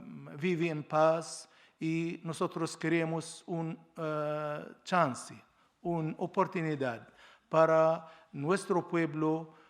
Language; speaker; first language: Spanish; non-native, learner; Arabic